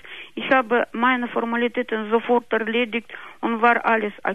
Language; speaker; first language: German; non-native, local second language; Russian